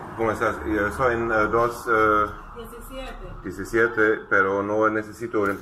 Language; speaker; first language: Spanish; non-native, learner; German